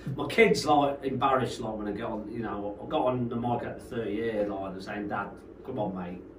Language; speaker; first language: English; native; English